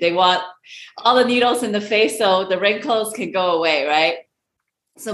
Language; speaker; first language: English; non-native, local second language; Cantonese